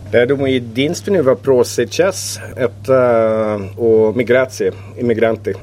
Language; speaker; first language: Russian; non-native, fluent; Swedish